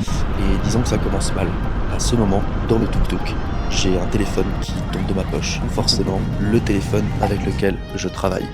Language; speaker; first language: French; native; French